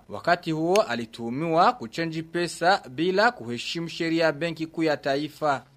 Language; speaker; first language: Swahili; non-native, local second language; Rundi